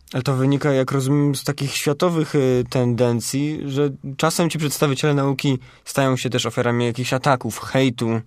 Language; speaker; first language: Polish; native; Polish